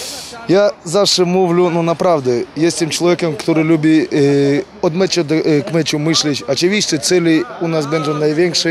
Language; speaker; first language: Polish; non-native, fluent; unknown